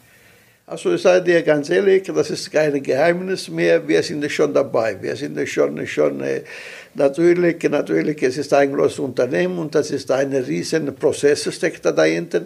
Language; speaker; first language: German; non-native, local second language; Italian